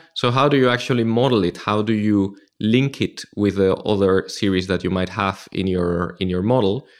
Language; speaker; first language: English; non-native, fluent; Spanish